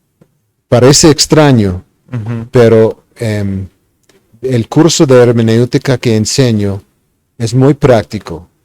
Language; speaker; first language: Spanish; non-native, fluent; English